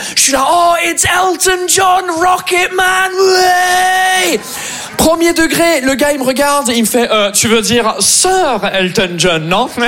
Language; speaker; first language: French; non-native, fluent; English